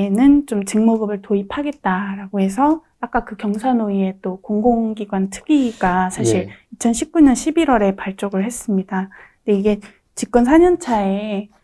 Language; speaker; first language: Korean; native; Korean